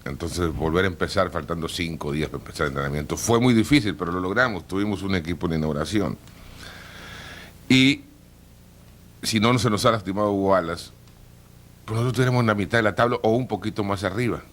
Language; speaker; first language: Spanish; native; Spanish